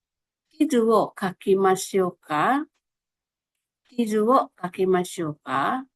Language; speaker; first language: Japanese; non-native, fluent; Filipino